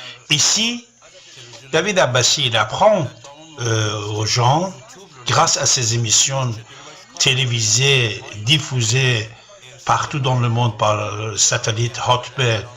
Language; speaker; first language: French; non-native, fluent; Persian